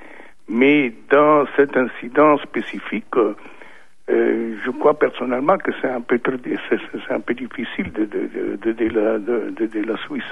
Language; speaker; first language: French; non-native, fluent; Italian